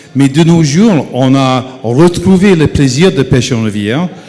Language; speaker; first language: French; non-native, fluent; English